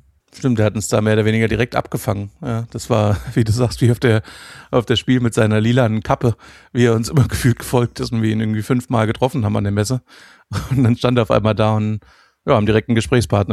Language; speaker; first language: German; native; German